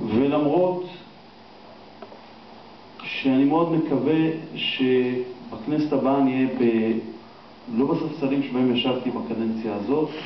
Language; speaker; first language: Hebrew; native; Hebrew